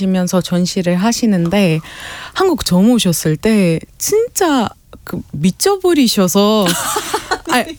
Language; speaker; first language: Korean; non-native, fluent; Arabic